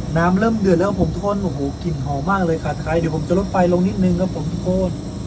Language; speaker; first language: Thai; non-native, local second language; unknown